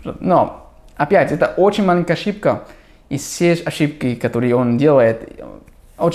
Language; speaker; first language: Russian; non-native, fluent; English